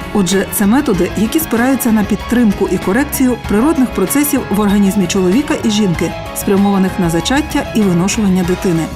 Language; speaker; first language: Ukrainian; native; Ukrainian